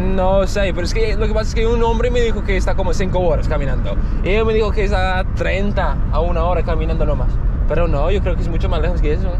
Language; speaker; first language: Spanish; non-native, fluent; English